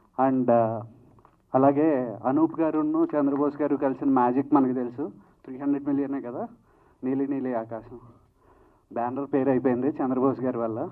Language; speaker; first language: Telugu; native; Telugu